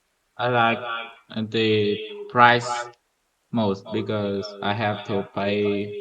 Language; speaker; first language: English; non-native, learner; Vietnamese